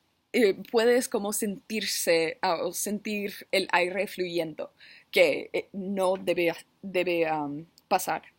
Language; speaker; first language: Spanish; non-native, learner; English